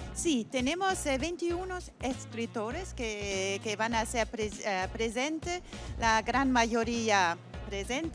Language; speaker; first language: Spanish; non-native, fluent; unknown